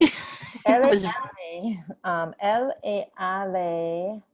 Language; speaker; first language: French; non-native, fluent; English